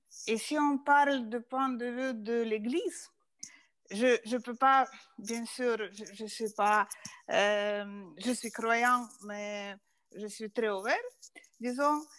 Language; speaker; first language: French; non-native, fluent; Ukrainian